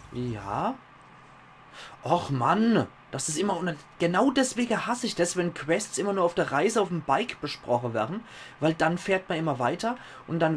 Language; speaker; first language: German; native; German